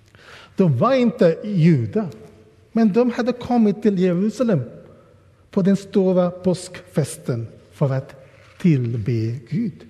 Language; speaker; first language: Swedish; non-native, fluent; English